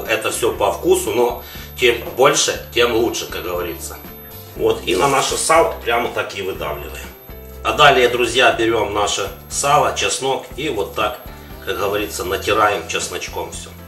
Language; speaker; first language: Russian; non-native, local second language; Ukrainian